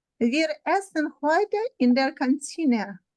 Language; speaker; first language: German; non-native, learner; Ukrainian